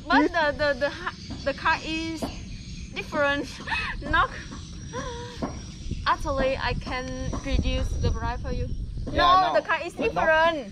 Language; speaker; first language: English; non-native, learner; Vietnamese